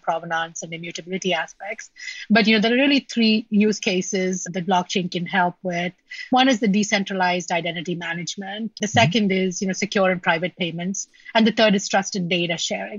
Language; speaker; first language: English; non-native, local second language; Malayalam